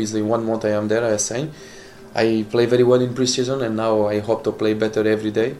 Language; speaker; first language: English; non-native, learner; Italian